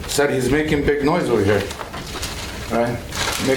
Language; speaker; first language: English; non-native, fluent; Arabic